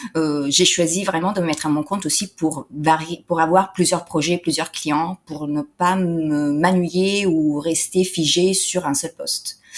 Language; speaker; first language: French; non-native, fluent; Italian